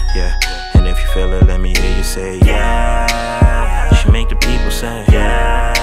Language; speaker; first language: English; native; English